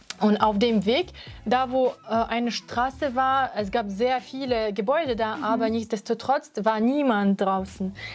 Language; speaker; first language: German; non-native, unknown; Russian